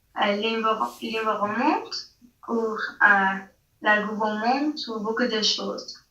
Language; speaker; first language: French; non-native, learner; English